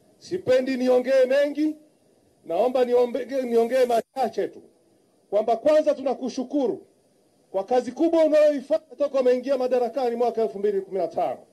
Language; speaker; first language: Swahili; native; Swahili